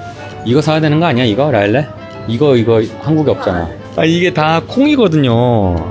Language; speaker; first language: Korean; native; Korean